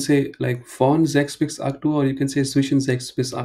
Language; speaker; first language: German; non-native, fluent; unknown